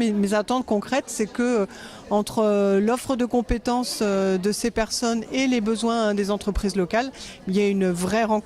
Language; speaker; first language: French; native; French